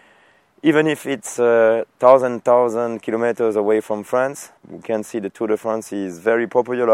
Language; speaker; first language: English; non-native, fluent; French